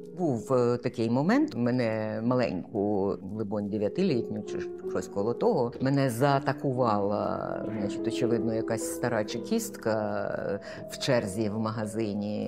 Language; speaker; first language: Ukrainian; native; Ukrainian